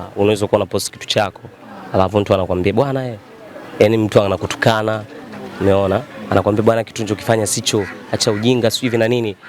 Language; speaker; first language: Swahili; native; Swahili